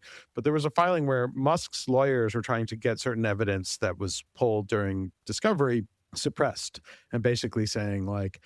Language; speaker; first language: English; native; English